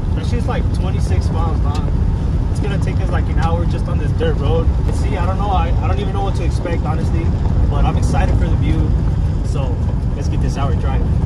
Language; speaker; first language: English; early bilingual, other home language; Spanish